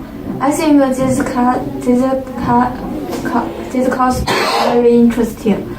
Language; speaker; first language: English; non-native, learner; Chinese